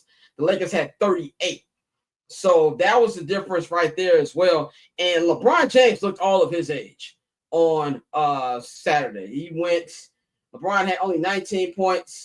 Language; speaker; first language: English; native; English